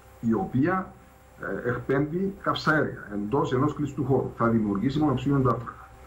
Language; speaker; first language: Greek; native; Greek